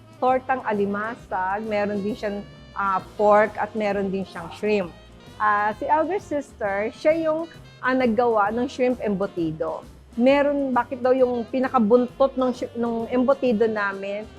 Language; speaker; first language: Filipino; native; Filipino